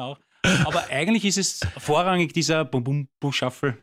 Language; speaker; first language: German; native; German